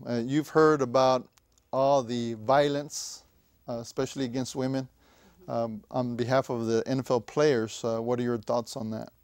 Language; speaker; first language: English; native; English